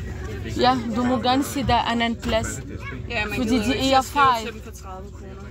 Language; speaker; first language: Danish; non-native, learner; Arabic